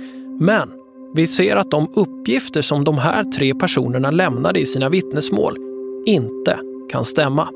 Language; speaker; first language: Swedish; native; Swedish